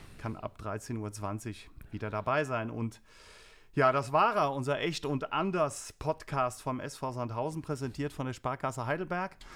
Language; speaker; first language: German; native; German